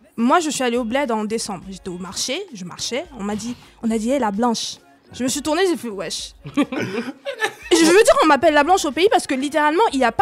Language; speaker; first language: French; early bilingual, other home language; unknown